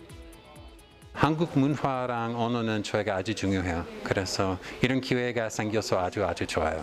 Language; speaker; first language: Korean; non-native, fluent; English